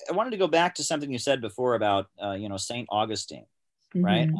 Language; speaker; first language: English; native; English